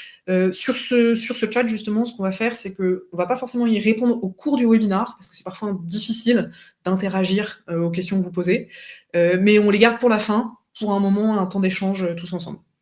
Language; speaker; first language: French; native; French